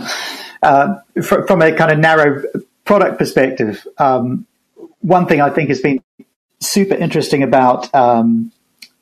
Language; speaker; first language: English; native; English